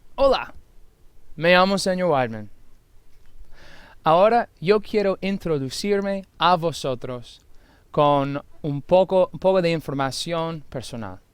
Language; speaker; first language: Spanish; non-native, fluent; English